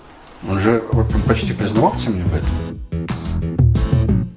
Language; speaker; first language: Russian; native; Russian